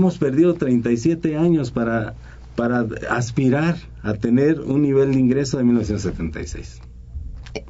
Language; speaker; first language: Spanish; native; Spanish